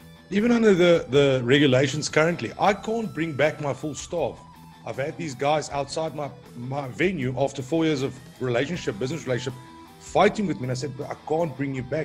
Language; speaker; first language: English; non-native, local second language; Afrikaans